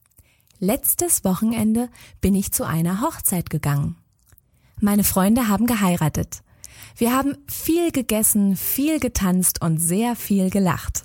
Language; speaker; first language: German; native; German